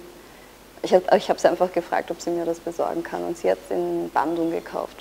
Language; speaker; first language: German; native; German